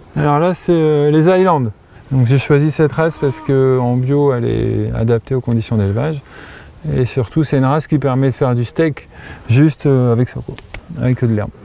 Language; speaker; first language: French; native; French